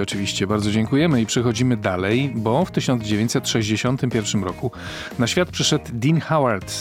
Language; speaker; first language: Polish; native; Polish